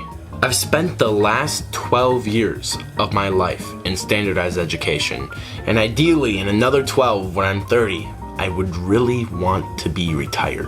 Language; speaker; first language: English; native; English